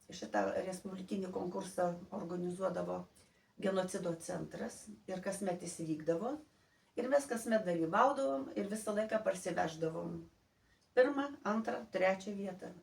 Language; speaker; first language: Lithuanian; native; Lithuanian